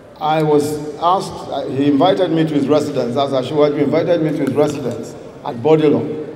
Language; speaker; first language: English; non-native, local second language; Yoruba